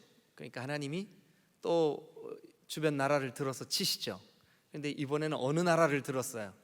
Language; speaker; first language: Korean; native; Korean